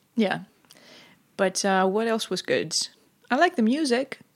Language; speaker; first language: English; non-native, fluent; Greek